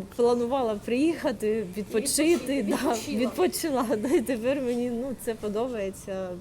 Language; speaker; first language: Ukrainian; native; Ukrainian